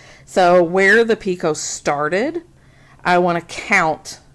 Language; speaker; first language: English; native; English